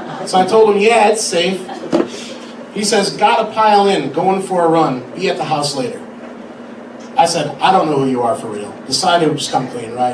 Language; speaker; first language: English; native; English